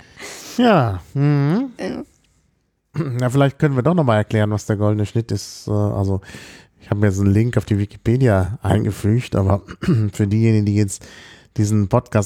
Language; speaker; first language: German; native; German